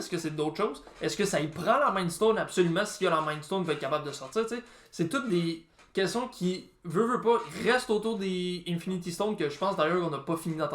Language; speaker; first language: French; native; French